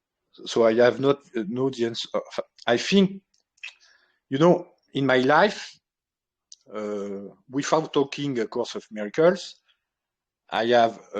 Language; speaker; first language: English; non-native, learner; French